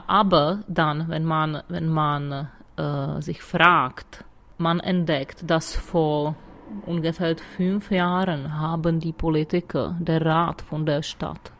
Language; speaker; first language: German; non-native, fluent; Czech